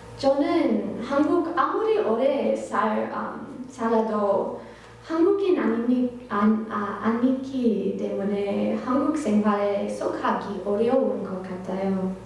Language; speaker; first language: Korean; non-native, fluent; English